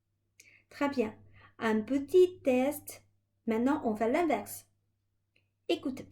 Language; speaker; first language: French; non-native, fluent; Chinese